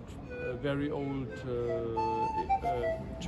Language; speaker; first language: English; non-native, learner; German